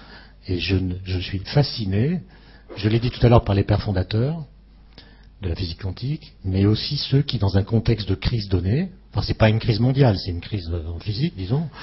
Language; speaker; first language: French; native; French